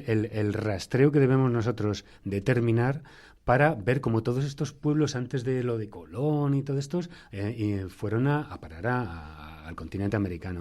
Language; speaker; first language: Spanish; native; Spanish